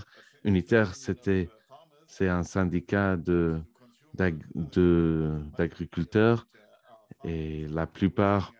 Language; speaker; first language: French; non-native, fluent; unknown